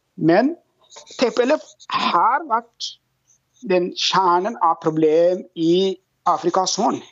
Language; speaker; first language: Norwegian; non-native, fluent; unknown